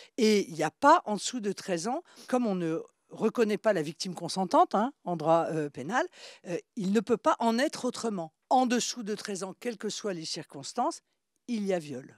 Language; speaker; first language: French; native; French